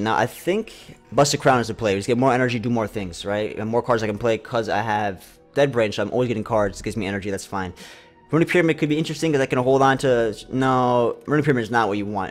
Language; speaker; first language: English; early bilingual, other home language; Spanish